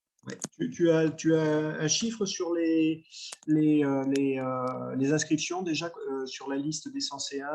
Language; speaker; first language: French; native; French